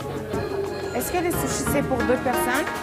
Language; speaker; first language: French; non-native, learner; Persian